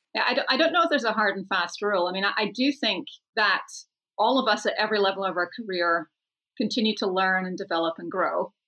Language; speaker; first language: English; native; English